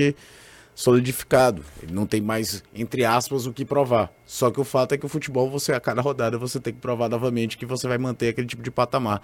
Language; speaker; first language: Portuguese; native; Portuguese